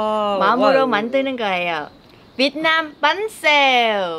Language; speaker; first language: Korean; non-native, learner; Vietnamese